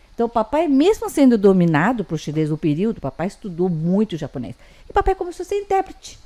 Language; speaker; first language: Portuguese; early bilingual, other home language; Chinese